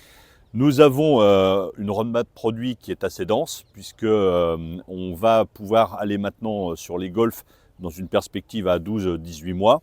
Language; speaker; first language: French; native; French